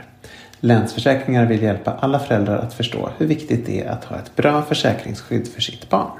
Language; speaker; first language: Swedish; native; Swedish